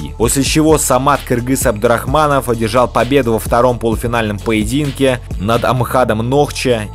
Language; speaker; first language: Russian; native; Russian